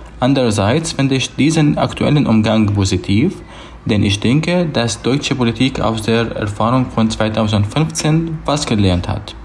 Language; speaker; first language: German; non-native, fluent; Arabic